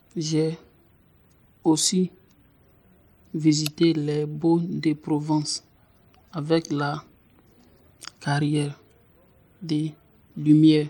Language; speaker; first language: French; non-native, learner; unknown